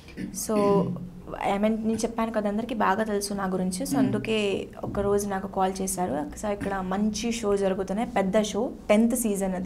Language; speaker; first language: Telugu; non-native, learner; Hindi